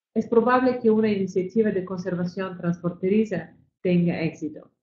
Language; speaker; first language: Spanish; non-native, fluent; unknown